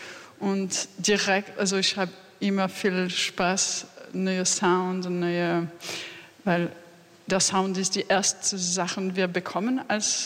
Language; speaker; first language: German; non-native, learner; French